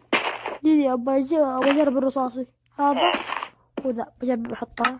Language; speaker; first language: Arabic; native; Arabic